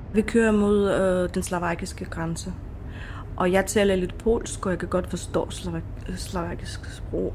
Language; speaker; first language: Danish; non-native, fluent; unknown